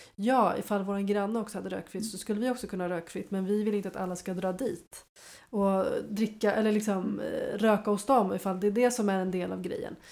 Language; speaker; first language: Swedish; native; Swedish